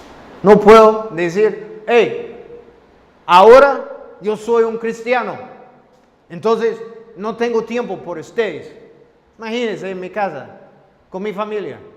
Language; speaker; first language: Spanish; non-native, fluent; English